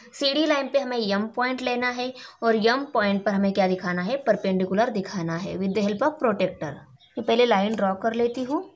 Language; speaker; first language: Hindi; non-native, local second language; Marathi